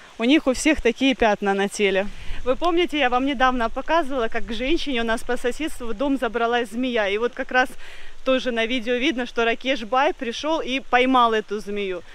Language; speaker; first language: Russian; native; Russian